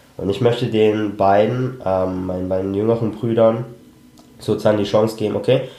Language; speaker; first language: German; early bilingual, other home language; Cantonese